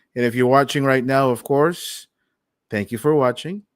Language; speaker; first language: English; non-native, local second language; Filipino